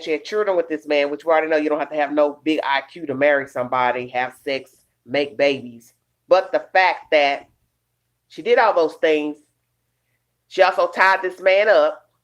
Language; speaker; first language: English; native; English